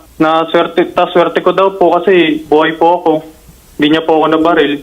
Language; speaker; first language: Filipino; native; Filipino